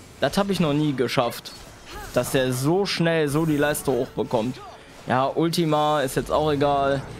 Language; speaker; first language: German; native; German